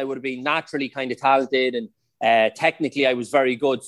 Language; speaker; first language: English; native; English